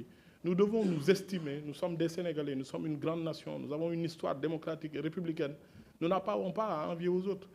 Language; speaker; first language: French; non-native, local second language; Wolof